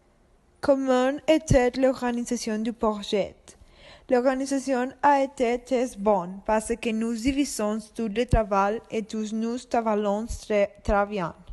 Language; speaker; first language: French; non-native, learner; Spanish